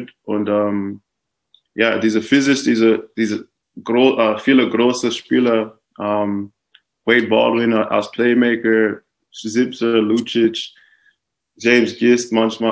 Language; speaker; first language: German; non-native, fluent; English